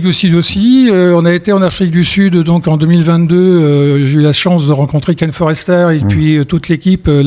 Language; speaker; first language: French; native; French